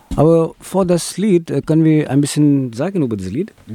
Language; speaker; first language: German; non-native, learner; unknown